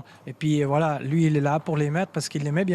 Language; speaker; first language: French; native; French